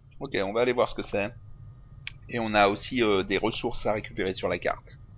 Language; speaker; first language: French; native; French